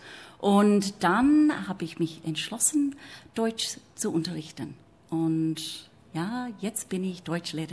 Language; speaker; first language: German; non-native, fluent; English